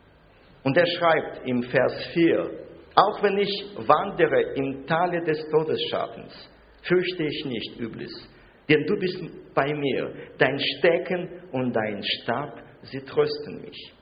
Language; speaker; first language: German; non-native, fluent; Russian